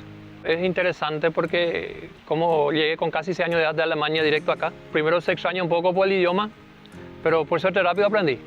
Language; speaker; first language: Spanish; early bilingual, other home language; German